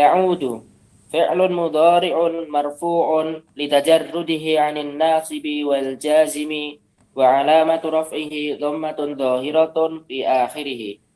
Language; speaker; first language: Arabic; non-native, learner; Indonesian